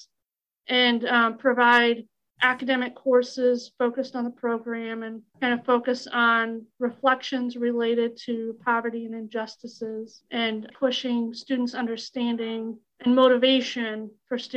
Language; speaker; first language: English; native; English